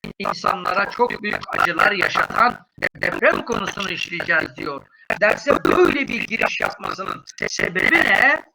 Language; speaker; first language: Turkish; native; Turkish